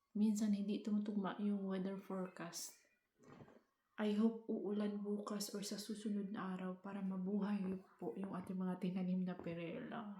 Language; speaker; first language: Filipino; non-native, local second language; Cebuano